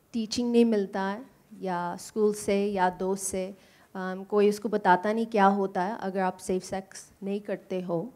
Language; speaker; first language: Hindi; non-native, learner; English